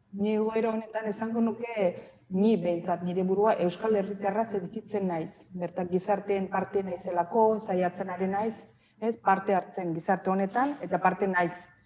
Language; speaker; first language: Basque; non-native, fluent; Azerbaijani